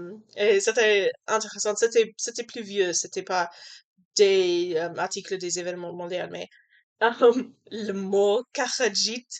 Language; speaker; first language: French; non-native, learner; English